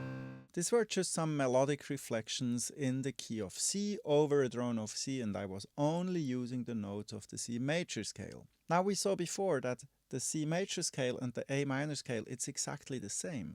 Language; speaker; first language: English; non-native, fluent; German